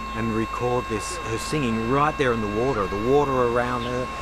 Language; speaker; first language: English; native; English